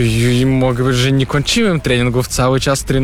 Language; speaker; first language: Polish; non-native, fluent; Russian